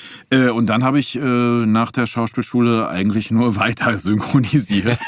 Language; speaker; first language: German; native; German